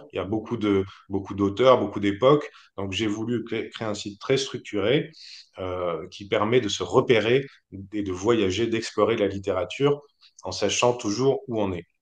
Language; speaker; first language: French; native; French